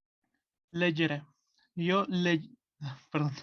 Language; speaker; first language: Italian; non-native, learner; Spanish